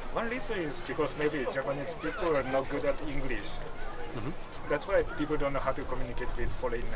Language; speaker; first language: English; non-native, fluent; Japanese